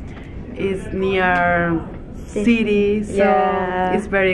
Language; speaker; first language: English; non-native, learner; Spanish